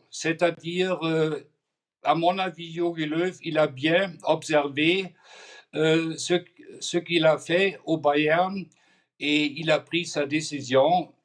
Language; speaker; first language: French; non-native, fluent; German